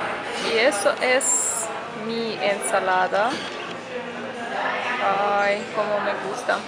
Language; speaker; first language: Spanish; non-native, fluent; Russian